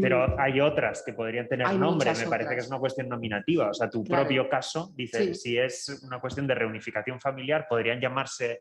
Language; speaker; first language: Spanish; native; Spanish